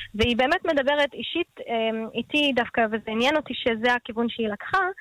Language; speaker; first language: Hebrew; native; Hebrew